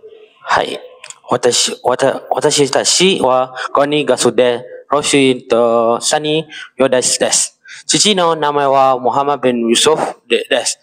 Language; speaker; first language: Japanese; non-native, learner; Malay